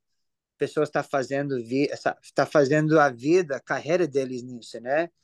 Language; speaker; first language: Portuguese; early bilingual, heritage; English